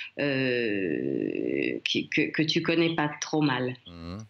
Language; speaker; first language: French; non-native, fluent; German